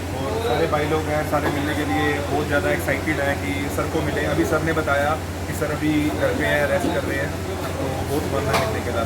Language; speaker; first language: Hindi; non-native, local second language; Punjabi